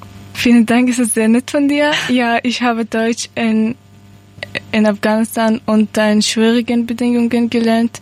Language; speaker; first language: German; non-native, learner; Persian